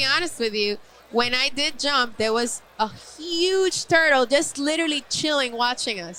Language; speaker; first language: English; non-native, fluent; Spanish